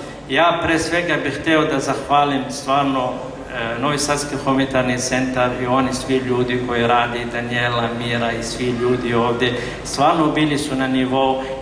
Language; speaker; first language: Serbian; non-native, fluent; Arabic